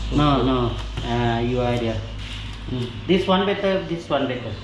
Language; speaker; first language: English; non-native, learner; Thai